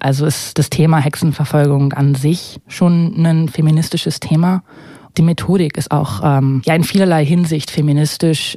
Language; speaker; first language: German; native; German